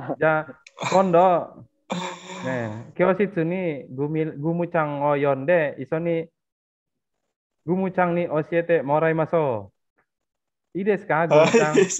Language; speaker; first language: Japanese; non-native, fluent; Indonesian